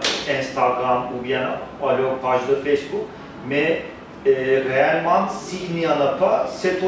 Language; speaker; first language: French; non-native, fluent; Turkish